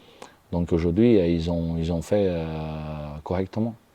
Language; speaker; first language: French; non-native, fluent; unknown